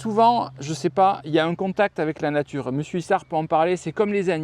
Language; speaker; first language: French; native; French